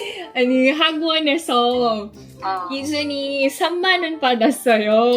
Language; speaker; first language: Korean; non-native, fluent; Filipino